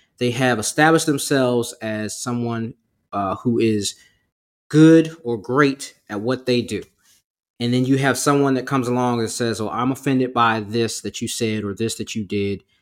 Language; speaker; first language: English; native; English